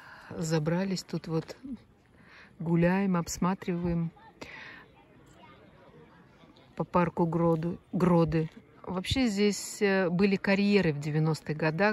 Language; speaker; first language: Russian; native; Russian